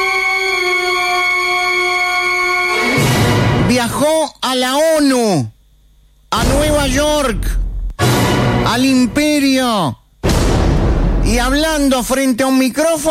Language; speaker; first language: Spanish; native; Spanish